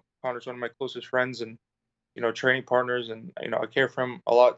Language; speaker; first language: English; native; English